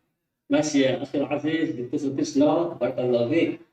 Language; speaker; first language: Arabic; non-native, fluent; Indonesian